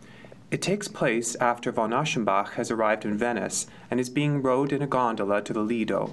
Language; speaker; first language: English; native; English